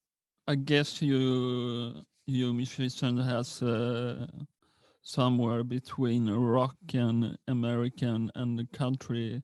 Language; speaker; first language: English; non-native, learner; Swedish